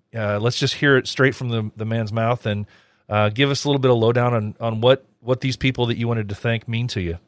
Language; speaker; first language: English; native; English